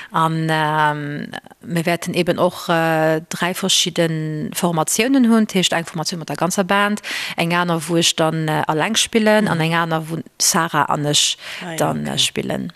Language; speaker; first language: Luxembourgish; early bilingual, other home language; Portuguese